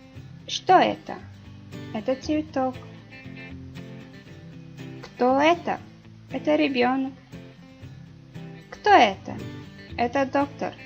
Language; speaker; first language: Russian; non-native, learner; Mongolian